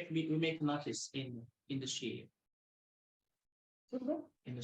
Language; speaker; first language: English; non-native, local second language; Indonesian